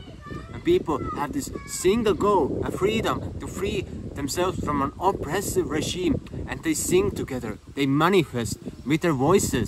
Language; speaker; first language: English; non-native, fluent; Estonian